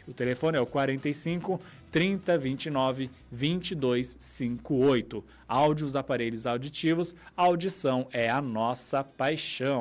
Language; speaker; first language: Portuguese; native; Portuguese